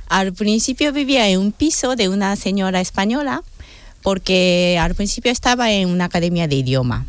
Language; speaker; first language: Spanish; non-native, fluent; Japanese